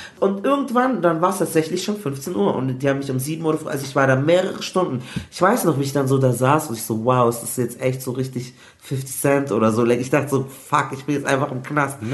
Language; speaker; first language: German; native; German